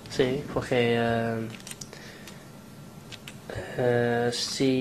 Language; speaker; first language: Spanish; non-native, learner; English